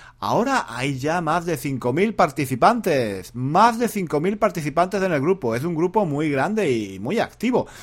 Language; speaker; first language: Spanish; native; Spanish